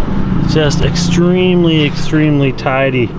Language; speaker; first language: English; native; English